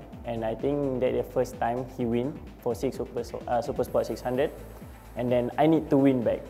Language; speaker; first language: English; non-native, learner; Malay